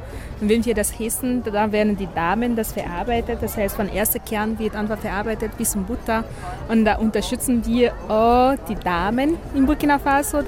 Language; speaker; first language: German; non-native, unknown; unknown